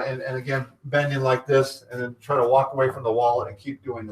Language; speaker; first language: English; native; English